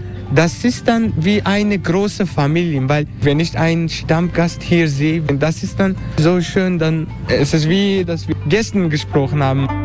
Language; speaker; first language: German; non-native, learner; Turkish